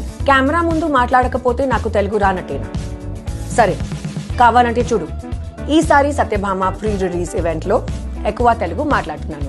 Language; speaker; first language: Telugu; non-native, local second language; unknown